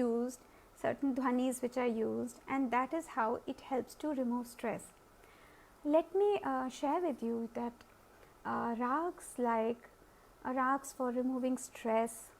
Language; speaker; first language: English; non-native, local second language; Hindi